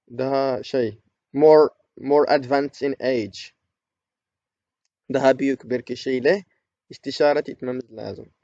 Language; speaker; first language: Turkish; non-native, fluent; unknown